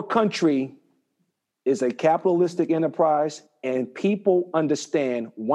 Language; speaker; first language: English; native; English